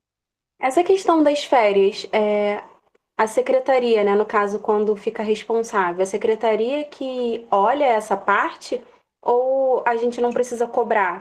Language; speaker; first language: Portuguese; native; Portuguese